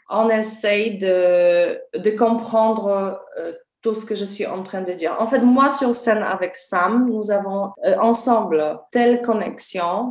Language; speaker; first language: French; non-native, fluent; Polish